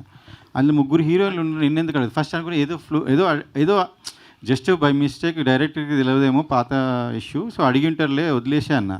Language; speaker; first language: Telugu; native; Telugu